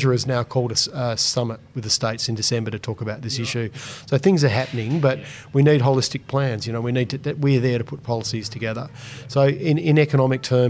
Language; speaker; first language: English; native; English